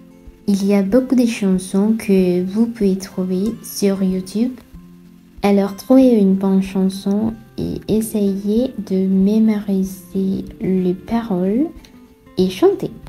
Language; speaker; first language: French; non-native, fluent; Sinhala